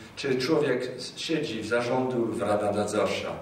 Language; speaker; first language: Polish; non-native, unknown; French